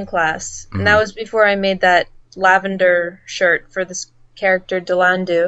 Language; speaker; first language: English; native; English